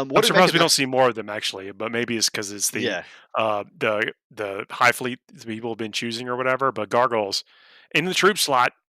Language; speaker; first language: English; native; English